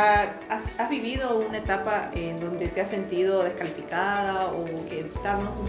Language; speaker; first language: Spanish; native; Spanish